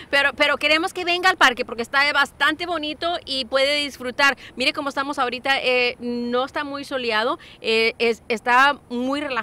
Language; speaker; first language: Spanish; early bilingual, heritage; Spanish